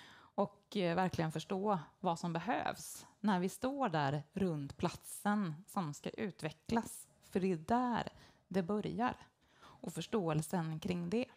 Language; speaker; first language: Swedish; native; Swedish